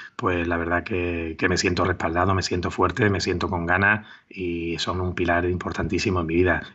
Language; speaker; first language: Spanish; native; Spanish